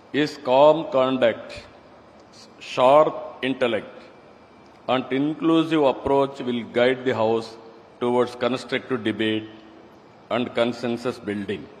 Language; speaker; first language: English; non-native, local second language; Telugu